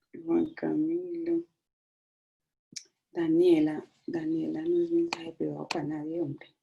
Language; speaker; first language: Spanish; native; Spanish